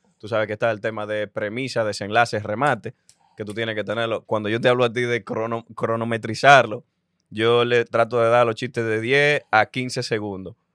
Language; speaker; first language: Spanish; native; Spanish